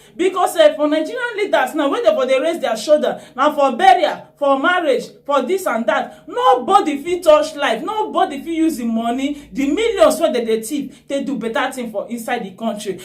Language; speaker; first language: Nigerian Pidgin; native; Nigerian Pidgin